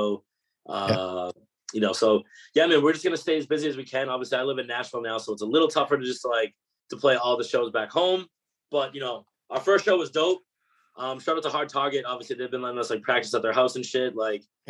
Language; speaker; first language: English; native; English